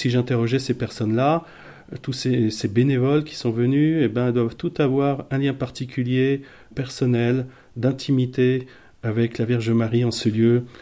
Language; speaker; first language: French; native; French